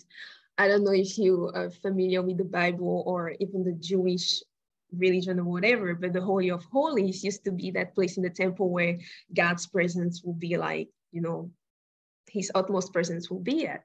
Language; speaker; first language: English; non-native, local second language; French